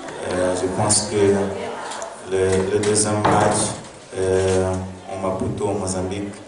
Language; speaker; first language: French; non-native, learner; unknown